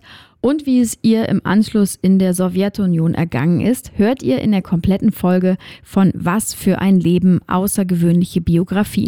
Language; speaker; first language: German; native; German